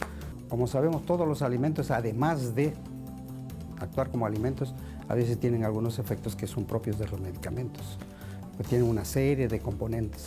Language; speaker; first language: Spanish; native; Spanish